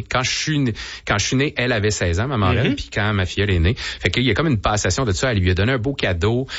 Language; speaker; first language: French; native; French